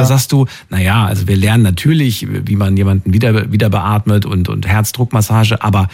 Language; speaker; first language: German; native; German